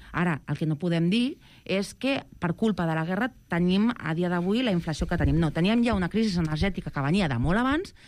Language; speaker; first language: Catalan; non-native, local second language; Spanish